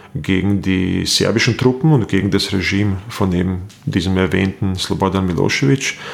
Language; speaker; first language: German; non-native, fluent; Bosnian